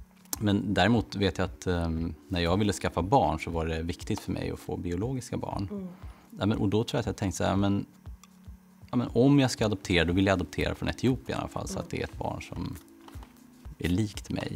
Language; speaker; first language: Swedish; native; Swedish